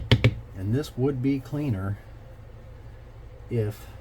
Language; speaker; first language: English; native; English